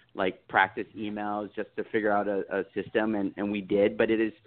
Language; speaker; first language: English; native; English